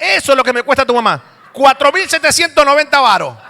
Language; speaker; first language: Spanish; native; Spanish